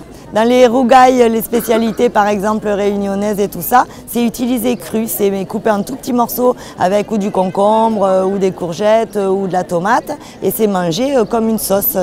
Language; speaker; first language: French; native; French